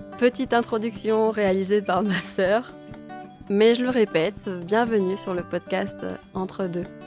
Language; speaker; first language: French; native; French